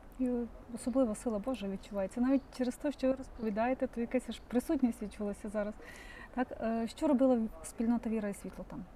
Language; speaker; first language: Ukrainian; native; Ukrainian